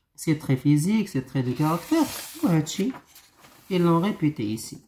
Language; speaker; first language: French; non-native, local second language; Arabic